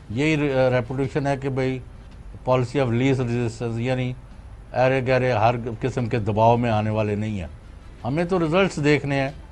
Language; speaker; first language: Urdu; non-native, local second language; Punjabi